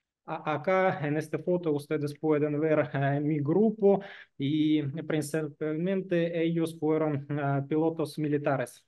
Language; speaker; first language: Spanish; non-native, learner; Russian